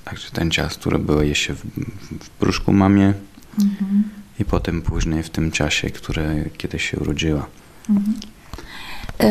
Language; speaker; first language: Polish; non-native, learner; Italian